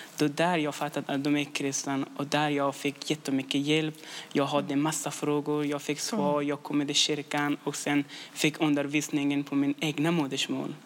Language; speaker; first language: Swedish; non-native, learner; Persian